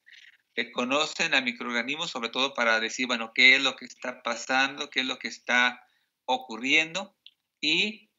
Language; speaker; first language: Spanish; native; Spanish